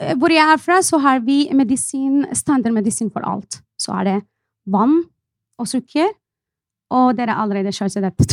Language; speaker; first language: Norwegian; non-native, fluent; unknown